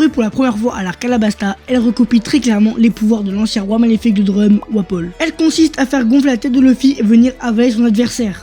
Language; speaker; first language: French; native; French